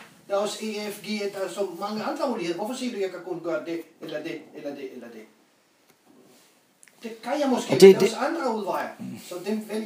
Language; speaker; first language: Danish; non-native, fluent; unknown